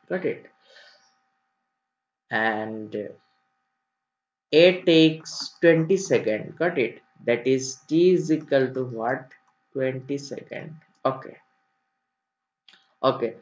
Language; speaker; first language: English; non-native, local second language; Sylheti